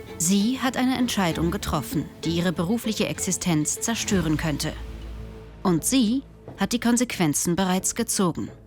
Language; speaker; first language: German; native; German